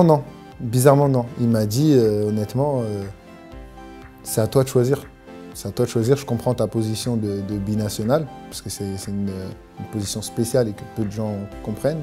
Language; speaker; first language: French; native; French